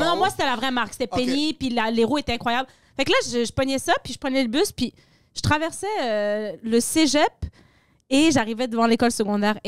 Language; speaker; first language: French; native; French